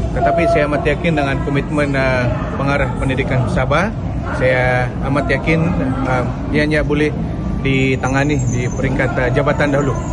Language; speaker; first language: Malay; non-native, local second language; Central Dusun